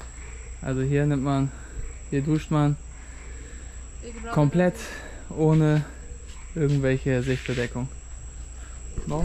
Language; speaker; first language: German; native; German